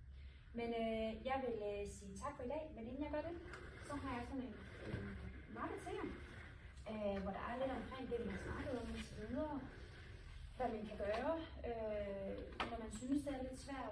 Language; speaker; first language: Danish; native; Danish